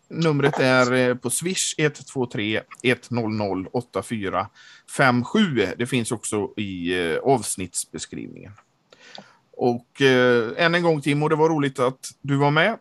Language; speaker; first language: Swedish; native; Swedish